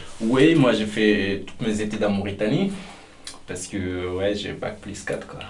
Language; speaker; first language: French; non-native, local second language; Fula